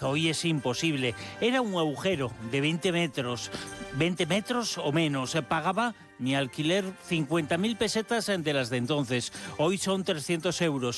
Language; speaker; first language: Spanish; native; Spanish